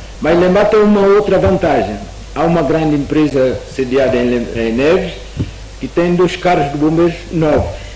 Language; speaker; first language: Portuguese; native; Portuguese